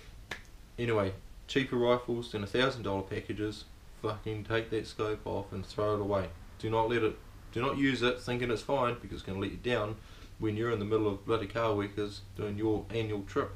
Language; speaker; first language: English; native; English